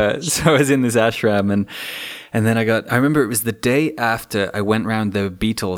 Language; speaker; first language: English; native; English